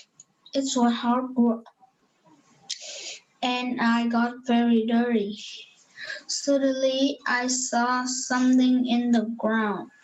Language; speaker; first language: English; non-native, learner; Vietnamese